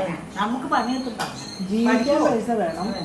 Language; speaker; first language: Malayalam; native; Malayalam